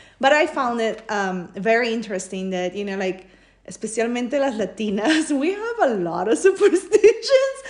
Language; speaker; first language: English; non-native, fluent; Spanish